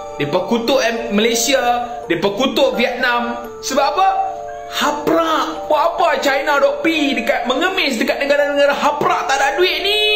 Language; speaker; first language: Malay; native; Malay